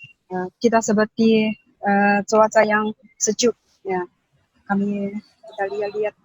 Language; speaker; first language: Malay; non-native, learner; Chinese